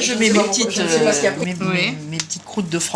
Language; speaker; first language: French; native; French